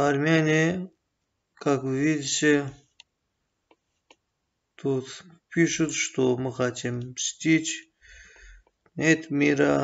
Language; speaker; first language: Russian; non-native, fluent; Azerbaijani